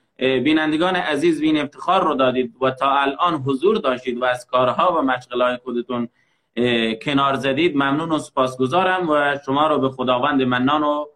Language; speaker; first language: Persian; native; Persian